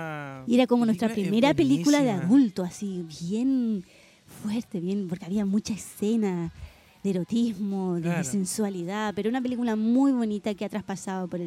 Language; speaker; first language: Spanish; native; Spanish